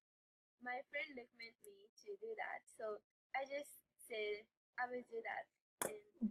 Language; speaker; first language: English; non-native, learner; Japanese